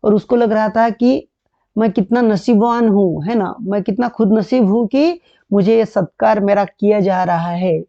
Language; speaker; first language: Hindi; non-native, local second language; Marathi